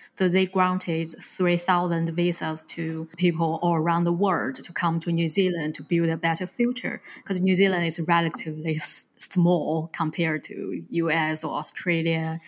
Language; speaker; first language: English; non-native, fluent; Chinese